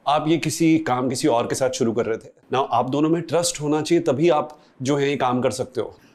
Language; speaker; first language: Hindi; native; Hindi